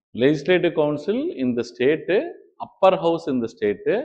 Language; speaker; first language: English; non-native, local second language; Tamil